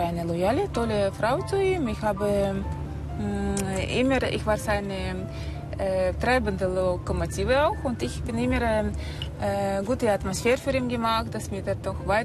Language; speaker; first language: German; non-native, fluent; Russian